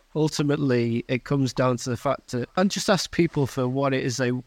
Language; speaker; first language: English; native; English